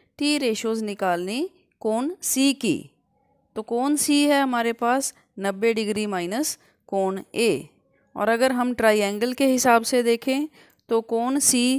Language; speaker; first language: Hindi; non-native, local second language; Punjabi